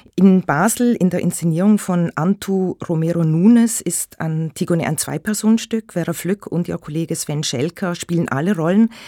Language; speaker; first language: German; native; German